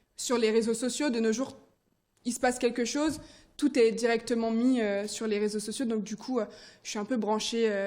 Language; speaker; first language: French; early bilingual, other home language; Haitian Creole